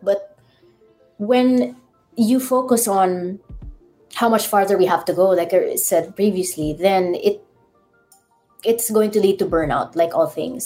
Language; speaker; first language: English; non-native, local second language; Iloko